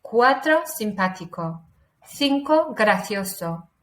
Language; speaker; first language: Spanish; non-native, fluent; English